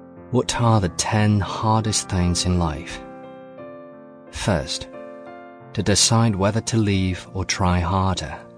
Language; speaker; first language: English; non-native, fluent; Chinese